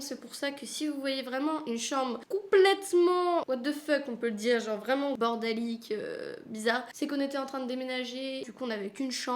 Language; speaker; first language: French; native; French